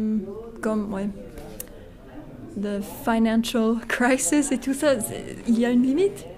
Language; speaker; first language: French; non-native, local second language; German